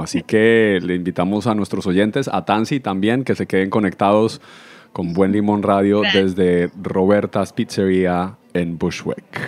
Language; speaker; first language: Spanish; native; Spanish